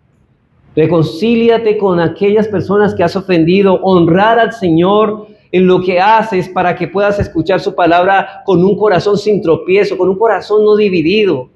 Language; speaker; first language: Spanish; native; Spanish